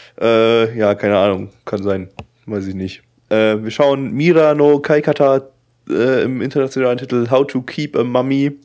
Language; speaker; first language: German; early bilingual, other home language; Russian